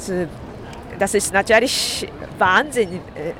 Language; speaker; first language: German; non-native, fluent; Japanese